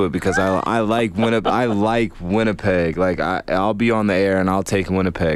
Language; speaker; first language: English; native; English